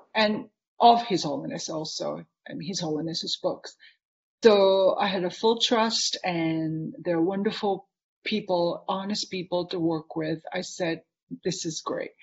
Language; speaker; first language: English; non-native, fluent; Japanese